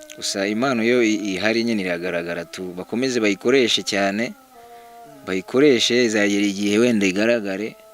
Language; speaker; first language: Kinyarwanda; early bilingual, heritage; Kinyarwanda